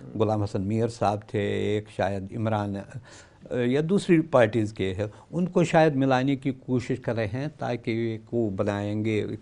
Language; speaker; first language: Hindi; non-native, local second language; Kashmiri